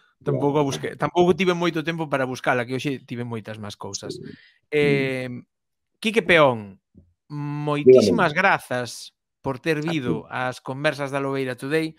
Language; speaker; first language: Galician; native; Galician